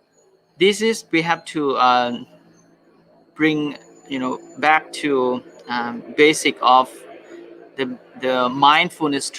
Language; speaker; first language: English; non-native, fluent; Thai